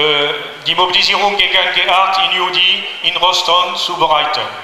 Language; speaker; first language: German; non-native, learner; French